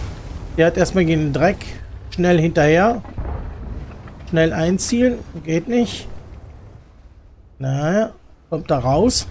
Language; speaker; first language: German; native; German